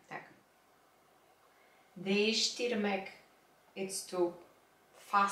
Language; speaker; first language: Turkish; non-native, learner; Polish